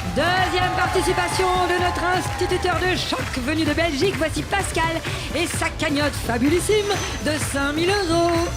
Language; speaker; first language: French; native; French